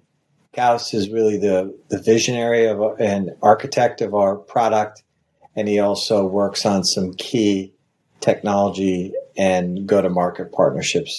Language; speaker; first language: English; native; English